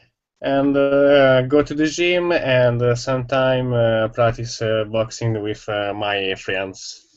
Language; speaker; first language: English; non-native, learner; Italian